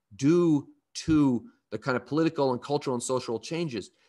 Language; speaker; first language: English; native; English